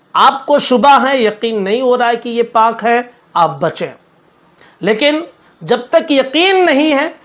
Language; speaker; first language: Urdu; native; Urdu